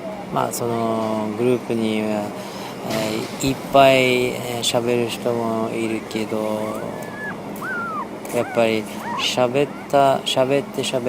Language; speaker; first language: Japanese; non-native, fluent; French